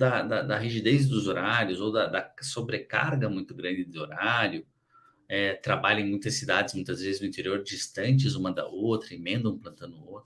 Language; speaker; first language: Portuguese; native; Portuguese